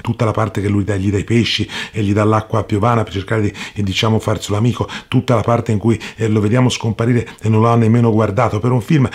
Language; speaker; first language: Italian; native; Italian